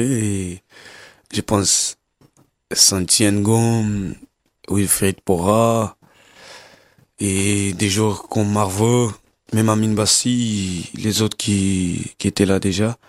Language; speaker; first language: French; non-native, learner; Kabuverdianu